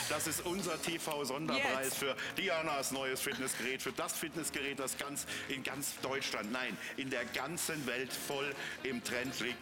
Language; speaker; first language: German; native; German